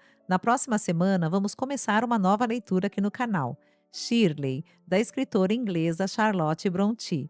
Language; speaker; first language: Portuguese; native; Portuguese